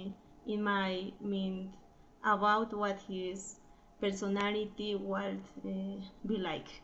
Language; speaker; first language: English; non-native, learner; Spanish